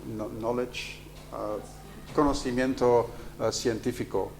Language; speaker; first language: Spanish; non-native, fluent; Dutch